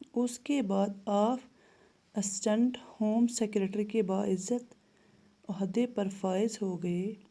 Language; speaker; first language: Urdu; non-native, local second language; Kashmiri